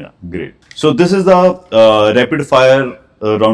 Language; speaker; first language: English; non-native, local second language; Hindi